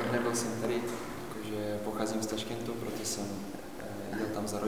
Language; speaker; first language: Czech; non-native, learner; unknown